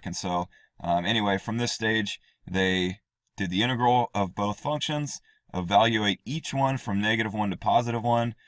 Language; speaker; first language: English; native; English